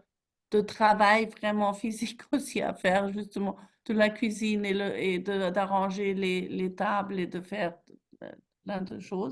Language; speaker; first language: French; non-native, fluent; German